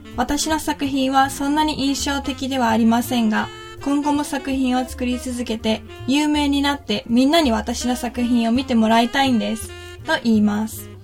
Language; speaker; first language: Japanese; native; Japanese